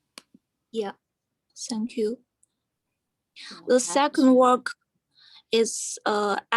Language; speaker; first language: English; non-native, fluent; Chinese